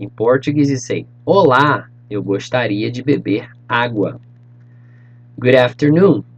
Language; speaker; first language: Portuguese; non-native, fluent; English